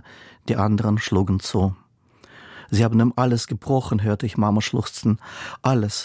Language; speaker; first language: German; non-native, fluent; Russian